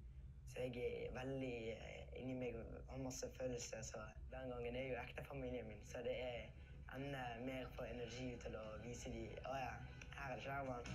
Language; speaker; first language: Norwegian; non-native, learner; Arabic